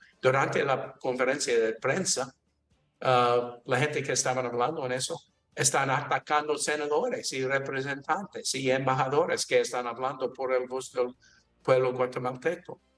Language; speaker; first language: Spanish; non-native, learner; English